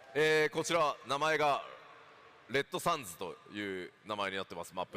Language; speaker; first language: Japanese; native; Japanese